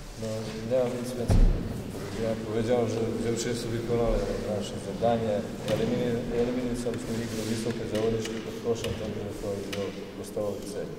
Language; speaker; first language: Polish; non-native, learner; Serbian